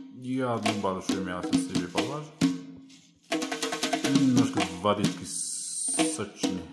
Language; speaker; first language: Russian; non-native, fluent; Tajik